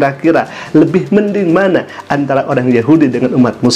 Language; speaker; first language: Indonesian; native; Indonesian